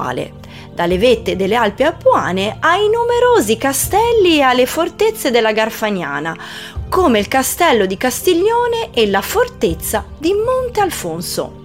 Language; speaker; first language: Italian; native; Italian